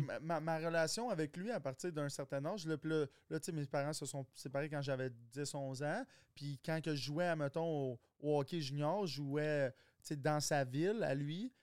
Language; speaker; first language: French; native; French